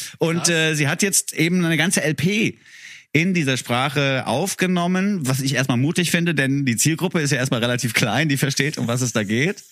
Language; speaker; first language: German; native; German